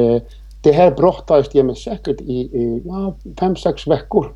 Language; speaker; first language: Swedish; non-native, fluent; Icelandic